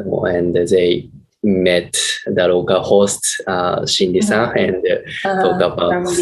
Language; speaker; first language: English; non-native, learner; Japanese